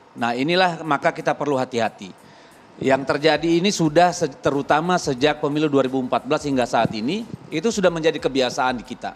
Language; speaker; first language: Indonesian; native; Indonesian